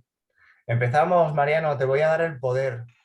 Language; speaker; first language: Spanish; native; Spanish